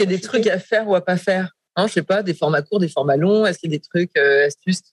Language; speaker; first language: French; native; French